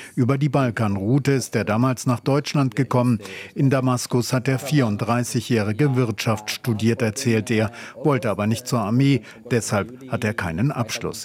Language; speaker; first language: German; native; German